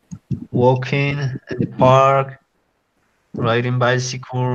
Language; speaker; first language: English; non-native, learner; Spanish